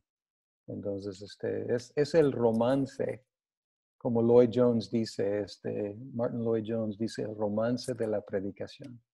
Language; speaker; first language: Spanish; non-native, fluent; English